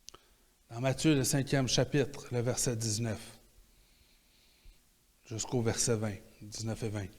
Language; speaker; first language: French; native; French